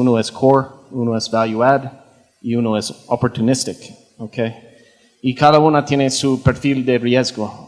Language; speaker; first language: Spanish; non-native, fluent; English